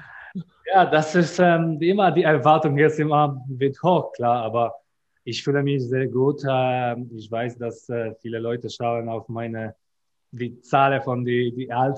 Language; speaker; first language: German; non-native, learner; Polish